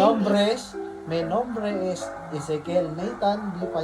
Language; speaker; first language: Spanish; non-native, learner; Filipino